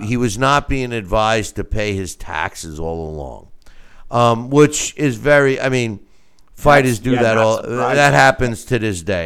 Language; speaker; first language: English; native; English